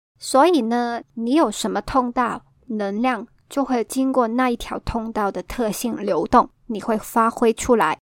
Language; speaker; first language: Chinese; non-native, local second language; Cantonese